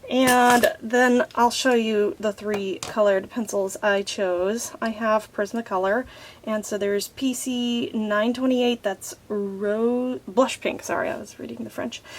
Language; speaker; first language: English; native; English